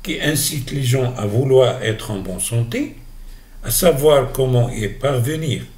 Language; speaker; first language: French; non-native, local second language; Arabic